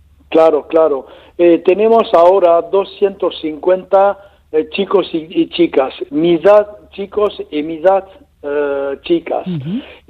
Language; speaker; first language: Spanish; non-native, learner; French